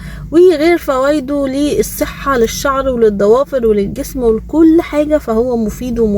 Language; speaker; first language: Arabic; native; Arabic